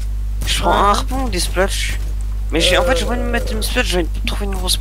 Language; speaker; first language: French; native; French